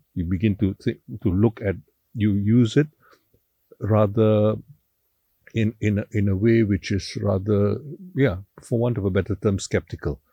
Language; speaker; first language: English; non-native, local second language; Tamil